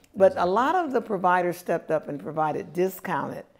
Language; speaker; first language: English; native; English